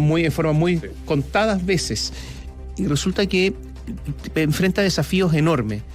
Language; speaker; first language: Spanish; native; Spanish